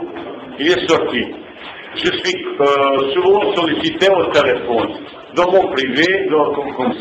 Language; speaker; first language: French; non-native, fluent; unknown